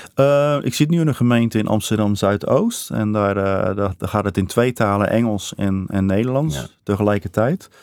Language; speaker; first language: Dutch; native; Dutch